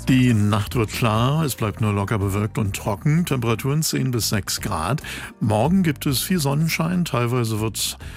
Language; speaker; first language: German; native; German